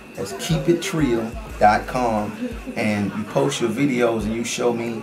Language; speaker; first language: English; native; English